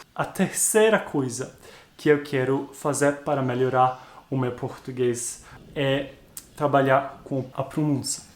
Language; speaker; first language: Portuguese; non-native, fluent; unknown